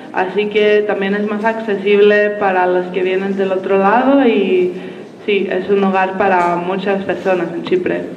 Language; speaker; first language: Spanish; non-native, fluent; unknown